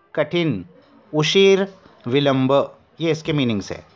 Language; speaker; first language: Hindi; non-native, local second language; Marathi